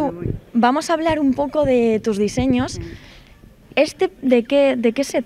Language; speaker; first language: Spanish; native; Spanish